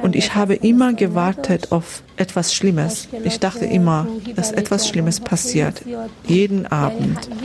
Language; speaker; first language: German; non-native, fluent; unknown